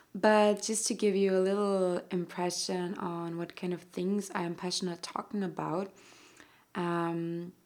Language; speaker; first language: English; non-native, fluent; German